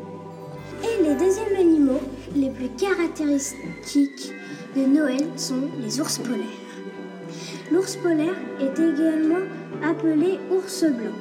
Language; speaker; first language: French; native; French